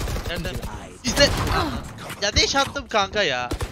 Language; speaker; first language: English; non-native, fluent; Turkish